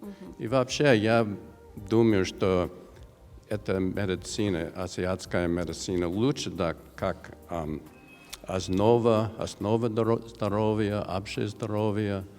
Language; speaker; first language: Russian; non-native, learner; English